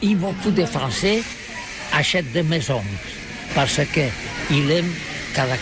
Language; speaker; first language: French; non-native, learner; Catalan